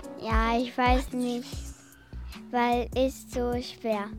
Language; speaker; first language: German; non-native, local second language; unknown